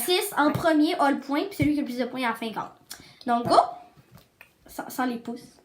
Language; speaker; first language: French; native; French